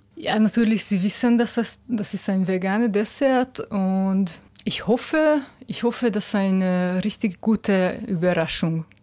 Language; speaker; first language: German; non-native, fluent; Hungarian